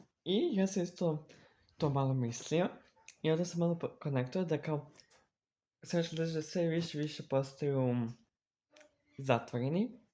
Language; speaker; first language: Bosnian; early bilingual, heritage; Serbian